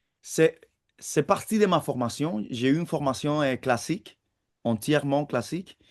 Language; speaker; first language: French; non-native, fluent; Spanish